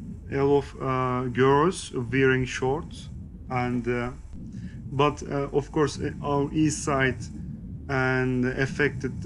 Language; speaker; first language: English; non-native, learner; Turkish